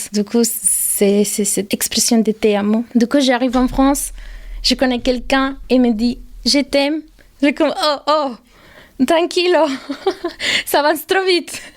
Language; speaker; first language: French; non-native, fluent; Spanish